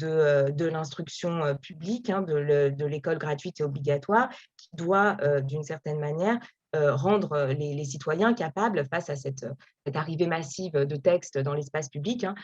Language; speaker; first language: French; native; French